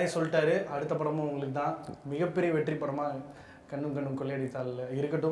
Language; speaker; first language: Tamil; native; Tamil